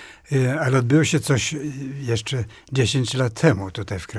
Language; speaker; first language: Polish; non-native, fluent; Swedish